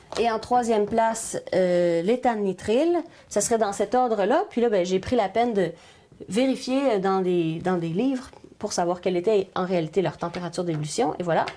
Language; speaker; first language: French; native; French